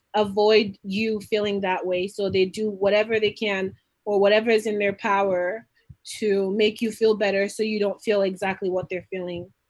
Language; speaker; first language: English; native; English